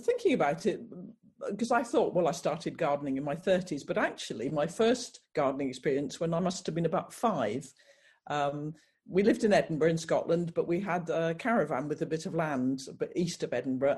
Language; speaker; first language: English; native; English